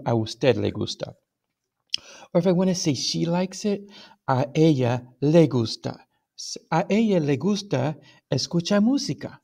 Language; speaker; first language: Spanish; non-native, fluent; English